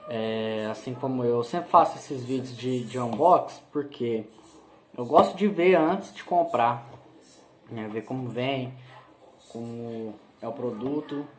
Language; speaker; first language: Portuguese; native; Portuguese